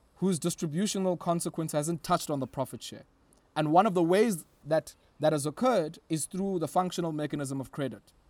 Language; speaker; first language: English; non-native, local second language; Xhosa